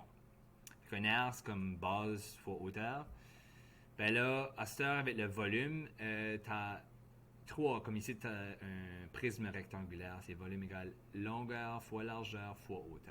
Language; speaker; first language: French; native; French